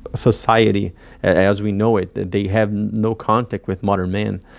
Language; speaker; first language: English; non-native, fluent; Portuguese